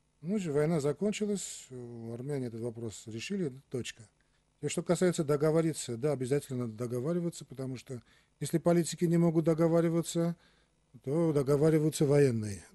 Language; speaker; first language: Russian; non-native, local second language; Armenian